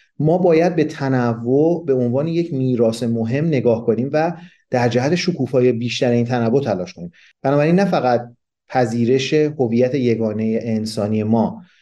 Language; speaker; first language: Persian; non-native, local second language; Kurdish